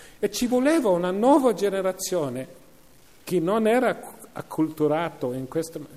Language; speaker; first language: Italian; non-native, fluent; English